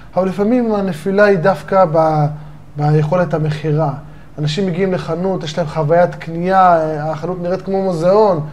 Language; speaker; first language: Hebrew; native; Hebrew